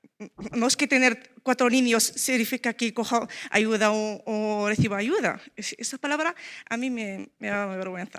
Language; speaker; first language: Spanish; non-native, learner; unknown